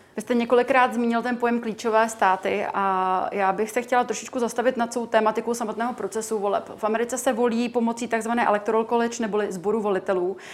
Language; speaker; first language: Czech; native; Czech